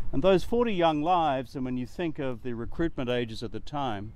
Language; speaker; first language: English; native; English